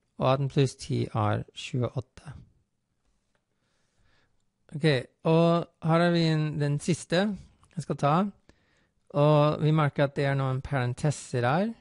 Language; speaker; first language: Norwegian; non-native, fluent; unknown